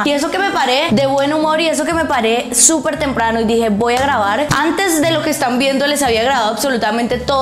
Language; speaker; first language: Spanish; native; Spanish